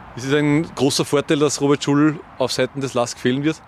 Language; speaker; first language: German; native; German